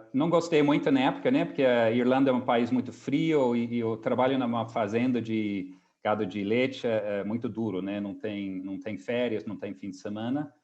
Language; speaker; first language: Portuguese; non-native, fluent; English